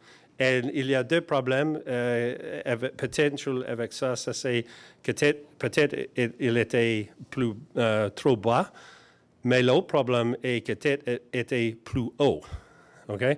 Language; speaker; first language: French; non-native, learner; English